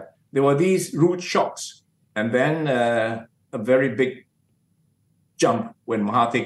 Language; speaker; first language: English; non-native, local second language; Min Nan Chinese